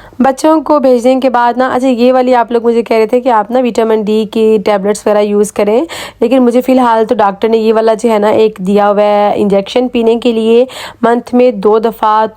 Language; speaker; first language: Urdu; native; Urdu